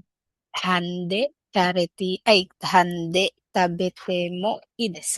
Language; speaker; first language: Japanese; non-native, learner; Filipino